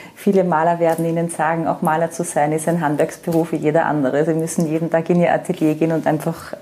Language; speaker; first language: German; native; German